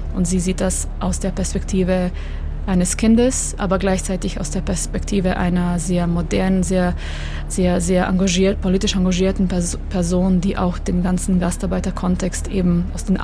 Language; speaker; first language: German; non-native, fluent; Croatian